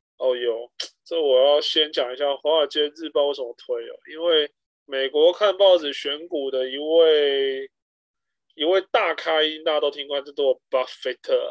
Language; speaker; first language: Chinese; native; Chinese